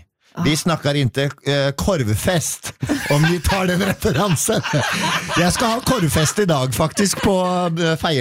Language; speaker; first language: Swedish; non-native, learner; Norwegian